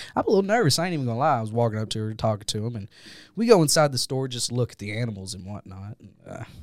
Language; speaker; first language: English; native; English